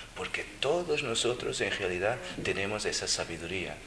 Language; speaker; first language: Spanish; native; Spanish